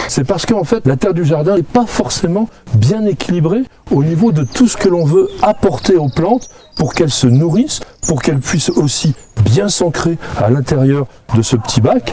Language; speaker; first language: French; native; French